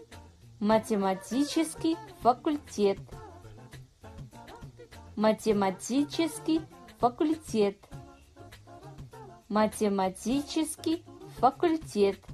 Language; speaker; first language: Russian; non-native, fluent; Kazakh